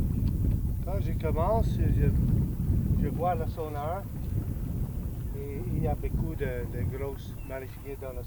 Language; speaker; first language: French; non-native, learner; English